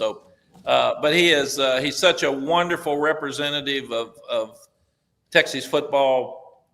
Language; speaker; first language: English; native; English